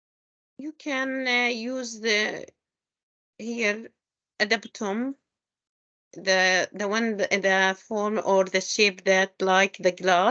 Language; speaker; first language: English; non-native, fluent; Arabic